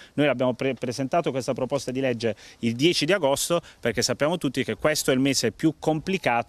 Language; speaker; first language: Italian; native; Italian